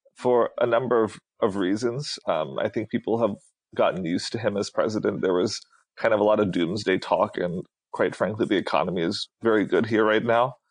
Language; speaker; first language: English; early bilingual, other home language; Hindi